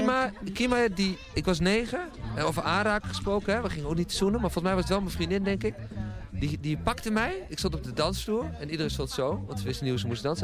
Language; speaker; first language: Dutch; native; Dutch